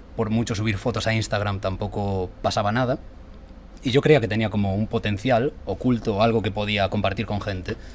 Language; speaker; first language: Spanish; native; Spanish